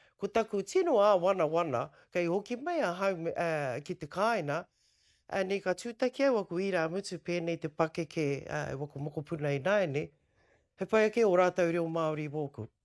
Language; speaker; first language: Māori; native; Māori